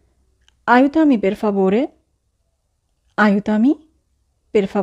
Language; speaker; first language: Italian; non-native, fluent; Bangla